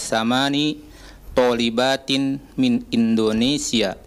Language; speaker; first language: Arabic; non-native, learner; Indonesian